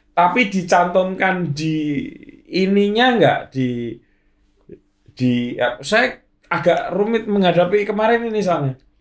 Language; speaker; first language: Indonesian; native; Indonesian